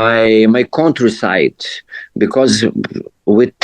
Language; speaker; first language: English; non-native, learner; Portuguese